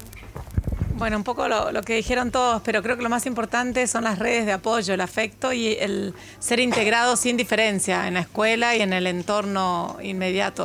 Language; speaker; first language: Spanish; native; Spanish